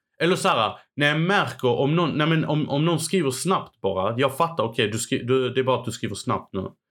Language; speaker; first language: Swedish; early bilingual, other home language; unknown